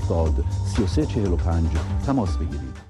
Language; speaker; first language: Persian; native; Persian